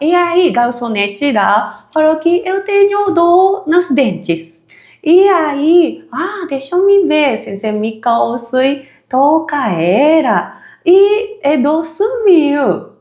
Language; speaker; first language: Portuguese; non-native, fluent; Japanese